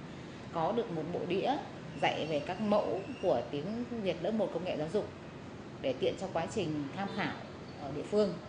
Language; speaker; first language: Vietnamese; native; Vietnamese